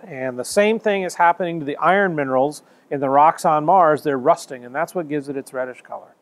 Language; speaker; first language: English; native; English